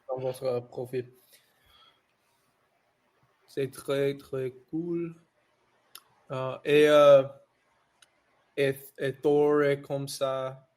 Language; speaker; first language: French; non-native, learner; English